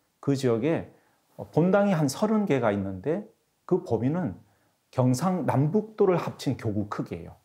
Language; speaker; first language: Korean; native; Korean